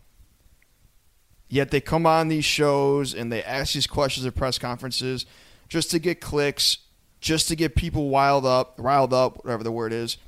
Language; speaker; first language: English; native; English